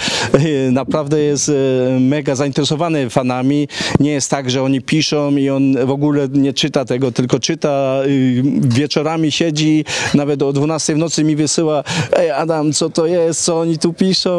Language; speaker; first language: Polish; early bilingual, heritage; Polish